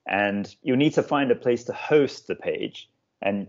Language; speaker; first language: English; native; English